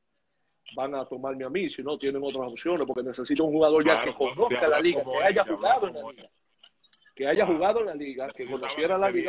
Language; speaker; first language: Spanish; native; Spanish